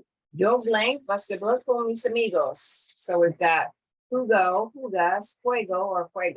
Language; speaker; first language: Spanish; non-native, fluent; English